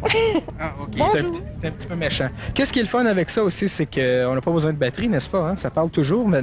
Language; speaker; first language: French; native; French